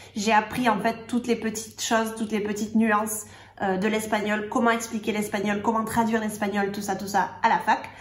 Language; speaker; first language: French; native; French